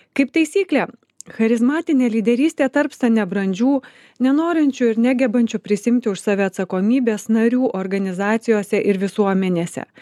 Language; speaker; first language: Lithuanian; native; Lithuanian